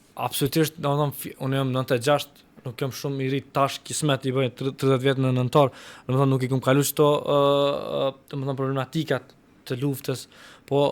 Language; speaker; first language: Albanian; non-native, local second language; Romany